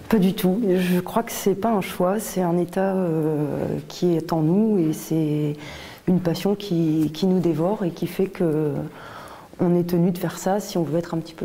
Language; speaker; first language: French; native; French